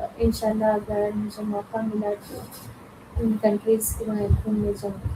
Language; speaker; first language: Urdu; native; Urdu